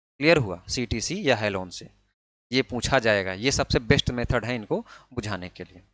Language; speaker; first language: Hindi; native; Hindi